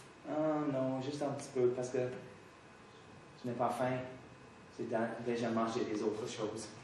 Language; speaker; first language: French; non-native, fluent; English